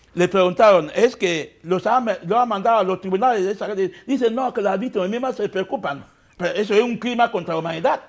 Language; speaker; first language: Spanish; non-native, local second language; Fang